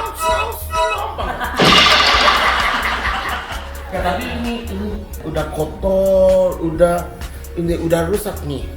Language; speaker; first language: Indonesian; non-native, fluent; Japanese